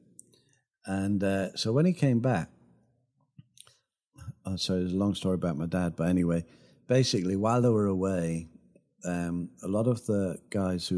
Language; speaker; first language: English; native; English